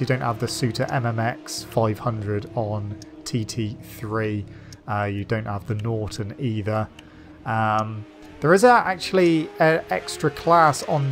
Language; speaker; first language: English; native; English